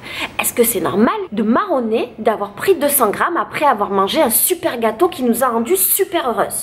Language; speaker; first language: French; native; French